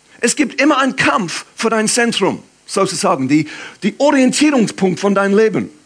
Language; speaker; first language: German; non-native, fluent; English